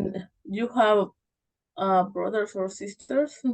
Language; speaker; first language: English; non-native, learner; Spanish